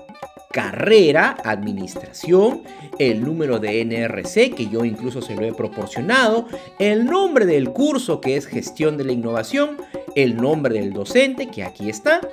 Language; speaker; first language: Spanish; native; Spanish